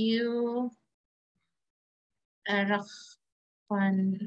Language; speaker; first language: Dutch; non-native, learner; Indonesian